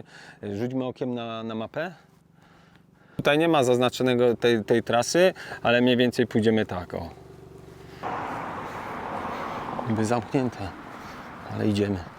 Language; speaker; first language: Polish; native; Polish